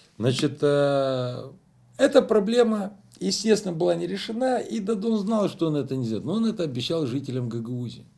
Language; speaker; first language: Russian; non-native, local second language; Romanian